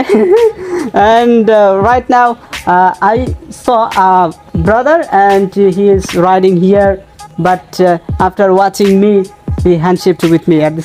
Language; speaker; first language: English; non-native, learner; Bangla